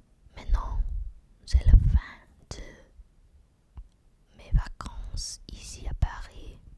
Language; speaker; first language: French; non-native, learner; English